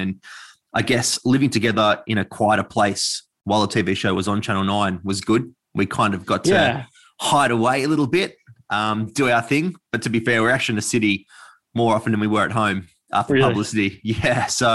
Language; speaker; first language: English; native; English